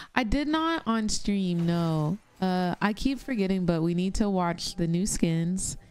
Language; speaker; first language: English; native; English